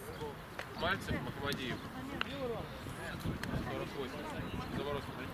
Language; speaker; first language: Russian; native; Russian